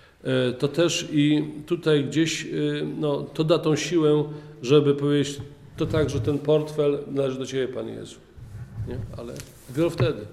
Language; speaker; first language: Polish; native; Polish